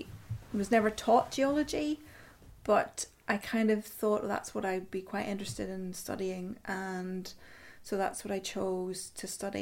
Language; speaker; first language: English; native; English